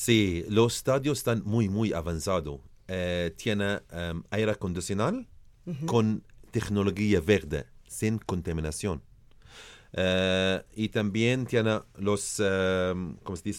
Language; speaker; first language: Spanish; non-native, learner; Arabic